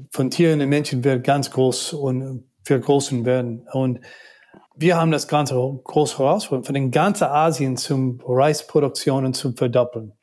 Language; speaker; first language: German; non-native, learner; English